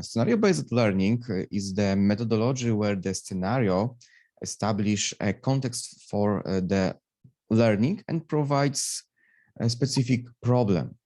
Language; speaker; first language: English; non-native, fluent; Polish